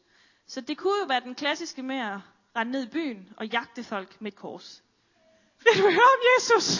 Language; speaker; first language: Danish; native; Danish